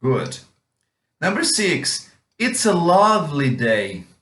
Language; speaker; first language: English; non-native, fluent; Portuguese